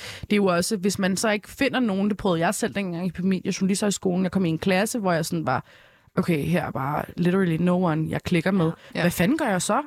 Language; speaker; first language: Danish; early bilingual, other home language; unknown